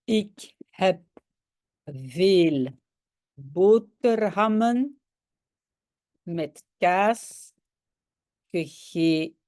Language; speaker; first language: Dutch; non-native, local second language; French